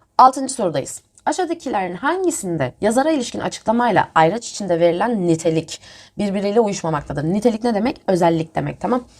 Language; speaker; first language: Turkish; native; Turkish